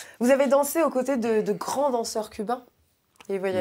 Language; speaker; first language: French; native; French